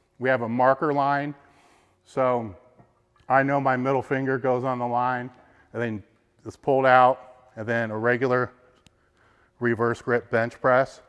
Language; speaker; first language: English; native; English